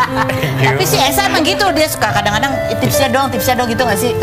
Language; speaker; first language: Indonesian; native; Indonesian